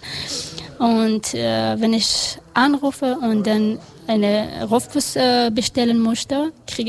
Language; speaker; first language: German; non-native, learner; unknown